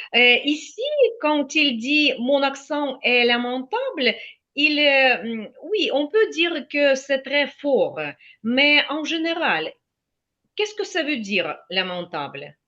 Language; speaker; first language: French; non-native, fluent; Ukrainian